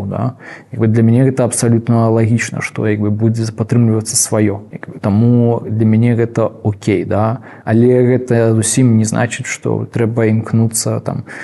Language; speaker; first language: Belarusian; non-native, local second language; Russian